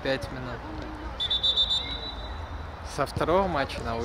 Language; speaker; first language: Russian; native; Russian